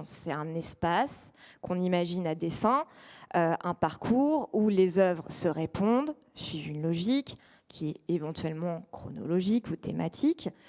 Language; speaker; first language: French; native; French